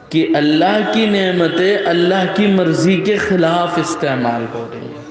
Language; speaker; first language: Urdu; native; Urdu